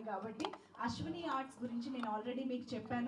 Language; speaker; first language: Telugu; native; Telugu